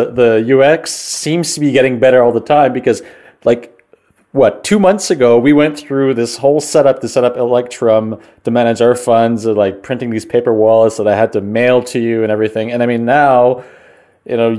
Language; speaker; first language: English; native; English